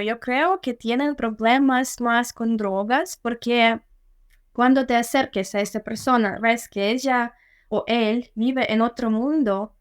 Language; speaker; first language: Spanish; non-native, fluent; Ukrainian